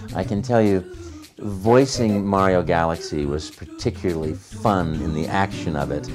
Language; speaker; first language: English; native; English